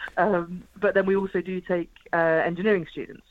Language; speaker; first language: English; native; English